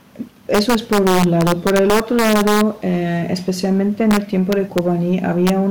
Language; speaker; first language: Spanish; non-native, learner; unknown